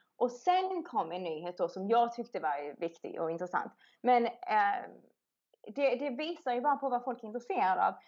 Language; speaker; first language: Swedish; native; Swedish